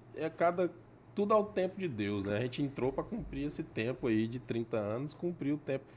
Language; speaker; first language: Portuguese; native; Portuguese